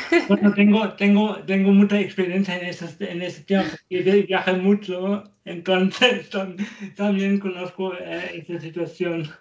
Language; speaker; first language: Spanish; non-native, learner; German